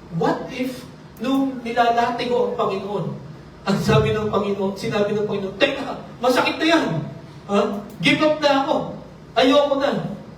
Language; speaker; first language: Filipino; non-native, local second language; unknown